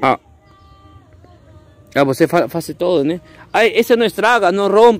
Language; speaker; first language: Portuguese; non-native, learner; Spanish